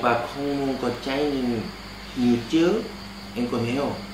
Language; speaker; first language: Vietnamese; non-native, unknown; Korean